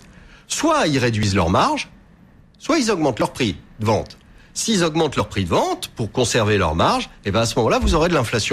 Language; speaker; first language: French; native; French